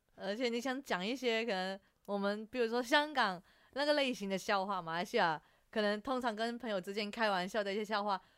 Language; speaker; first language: Chinese; non-native, local second language; Cantonese